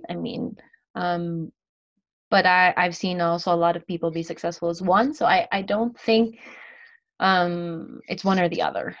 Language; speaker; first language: English; non-native, local second language; Filipino